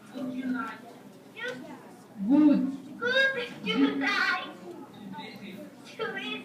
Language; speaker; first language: English; non-native, learner; Spanish